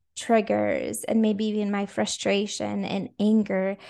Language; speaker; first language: English; non-native, fluent; Russian